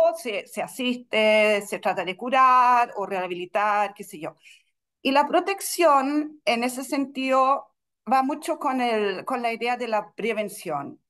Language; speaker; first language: Spanish; non-native, fluent; Russian